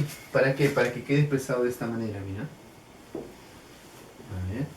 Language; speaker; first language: Spanish; native; Spanish